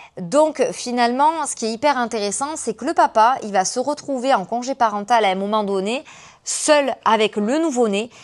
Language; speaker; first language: French; native; French